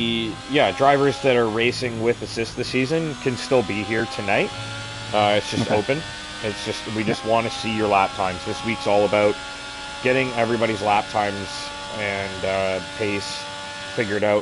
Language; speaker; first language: English; native; English